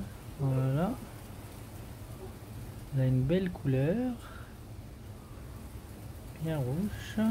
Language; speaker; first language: French; native; French